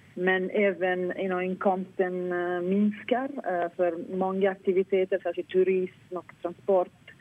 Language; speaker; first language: Swedish; non-native, fluent; Italian